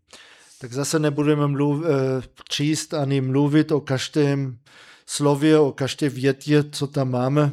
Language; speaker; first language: Czech; non-native, fluent; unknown